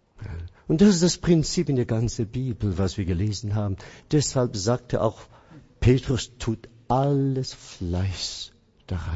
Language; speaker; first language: German; non-native, fluent; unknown